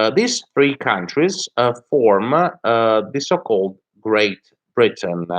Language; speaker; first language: English; non-native, fluent; Italian